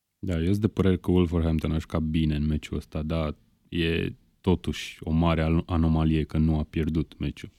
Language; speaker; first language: Romanian; native; Romanian